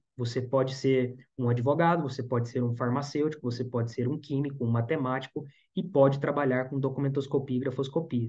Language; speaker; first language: Portuguese; native; Portuguese